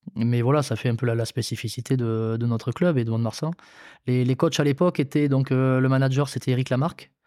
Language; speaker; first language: French; native; French